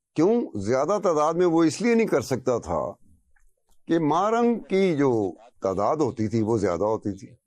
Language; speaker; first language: Urdu; non-native, local second language; Brahui